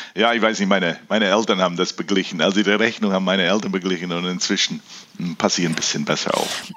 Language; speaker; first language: German; early bilingual, heritage; German